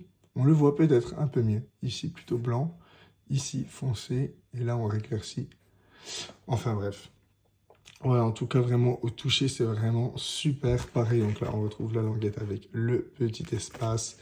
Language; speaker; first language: French; native; French